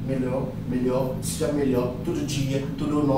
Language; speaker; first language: Portuguese; non-native, fluent; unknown